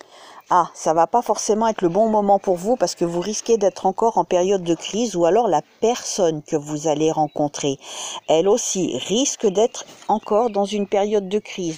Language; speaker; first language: French; native; French